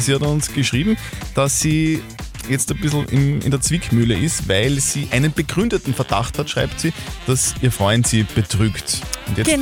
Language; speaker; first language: German; native; German